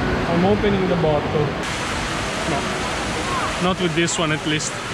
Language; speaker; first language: English; non-native, fluent; Italian